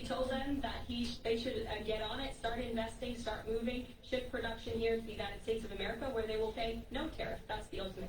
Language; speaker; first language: English; native; English